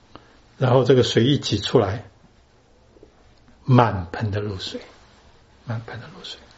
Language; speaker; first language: Chinese; native; Chinese